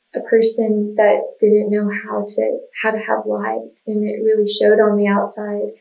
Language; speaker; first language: English; native; English